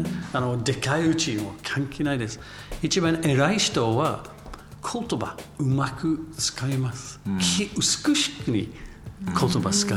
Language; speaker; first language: Japanese; non-native, learner; English